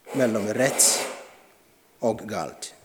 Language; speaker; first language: Norwegian; non-native, fluent; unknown